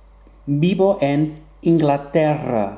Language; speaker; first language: Spanish; non-native, fluent; English